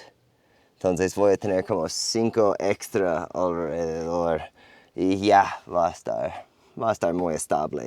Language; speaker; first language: Spanish; non-native, learner; English